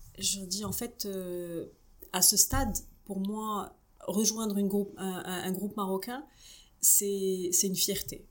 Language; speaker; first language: French; non-native, local second language; Arabic